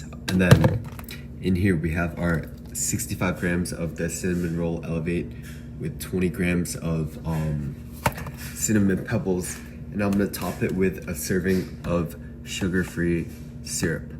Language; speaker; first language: English; native; English